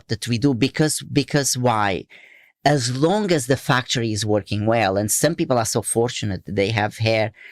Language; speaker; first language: English; non-native, fluent; Portuguese